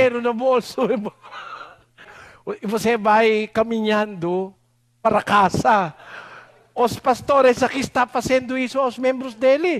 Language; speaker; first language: Portuguese; non-native, learner; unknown